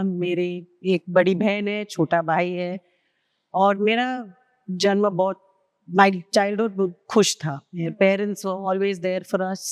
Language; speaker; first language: Hindi; non-native, local second language; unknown